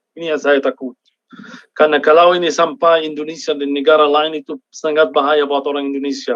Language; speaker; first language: Indonesian; non-native, fluent; Arabic